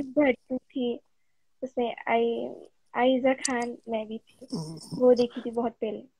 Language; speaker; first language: Hindi; non-native, learner; Bangla